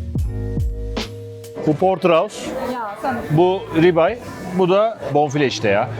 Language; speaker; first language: Turkish; native; Turkish